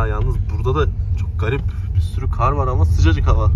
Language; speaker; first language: Turkish; native; Turkish